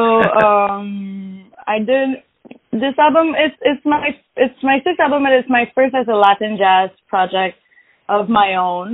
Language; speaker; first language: English; non-native, fluent; French